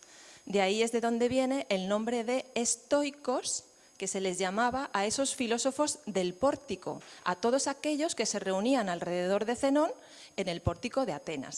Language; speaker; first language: Spanish; native; Spanish